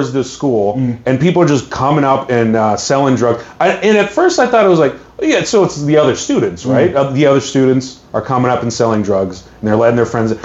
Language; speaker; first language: English; native; English